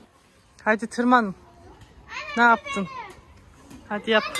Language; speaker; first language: Turkish; native; Turkish